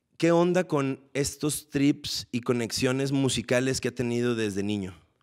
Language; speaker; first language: Spanish; native; Spanish